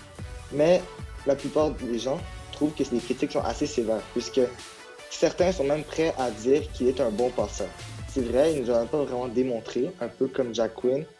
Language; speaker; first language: French; native; French